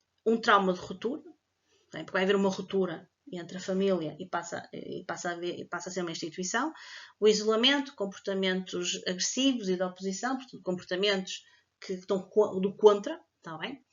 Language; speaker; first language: Portuguese; native; Portuguese